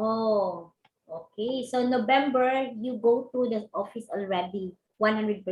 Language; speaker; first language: English; non-native, local second language; Cebuano